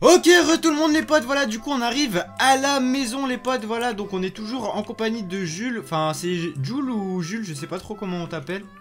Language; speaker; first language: French; native; French